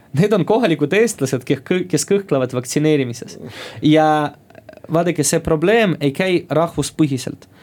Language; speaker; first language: Estonian; non-native, local second language; Russian